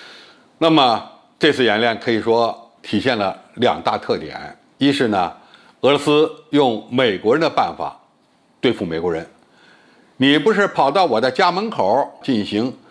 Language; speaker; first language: Chinese; native; Chinese